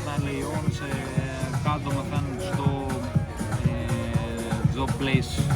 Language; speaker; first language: Albanian; early bilingual, heritage; Albanian